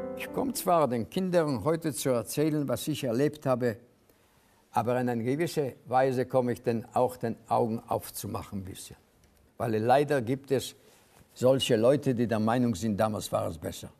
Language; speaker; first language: German; non-native, fluent; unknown